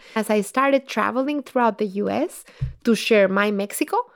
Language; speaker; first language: English; non-native, fluent; Spanish